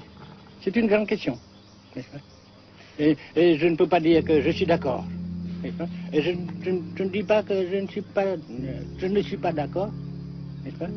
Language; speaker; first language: French; non-native, local second language; Vietnamese